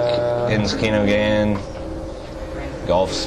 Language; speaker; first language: German; non-native, learner; English